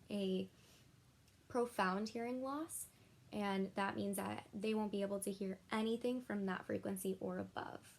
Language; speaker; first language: English; native; English